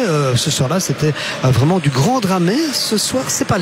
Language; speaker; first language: French; native; French